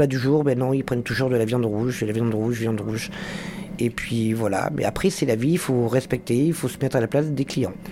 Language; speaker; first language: French; native; French